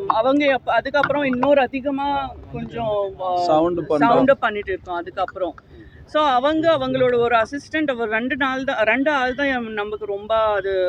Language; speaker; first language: Tamil; non-native, fluent; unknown